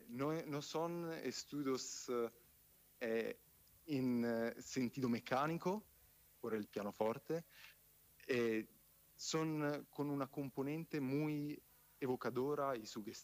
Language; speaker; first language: Spanish; non-native, fluent; Italian